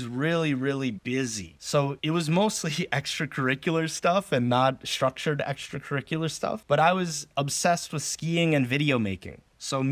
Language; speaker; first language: English; native; English